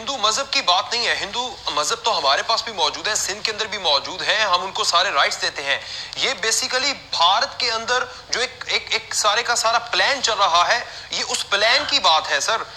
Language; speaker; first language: Urdu; native; Urdu